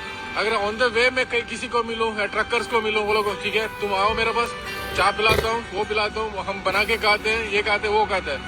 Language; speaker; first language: Hindi; non-native, local second language; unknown